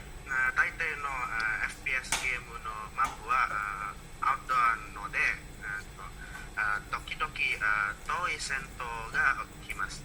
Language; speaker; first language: Japanese; non-native, learner; Indonesian